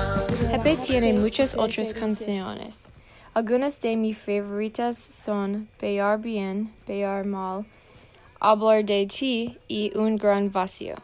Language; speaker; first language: Spanish; non-native, learner; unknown